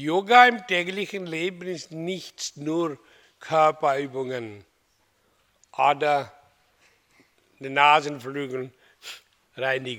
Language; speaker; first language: German; non-native, fluent; Hindi